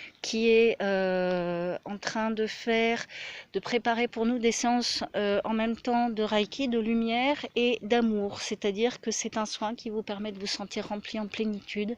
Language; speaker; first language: French; native; French